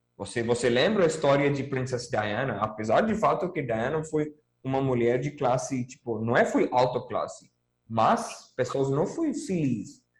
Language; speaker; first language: Portuguese; non-native, fluent; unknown